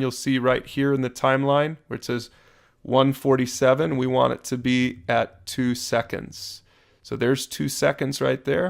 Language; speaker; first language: English; native; English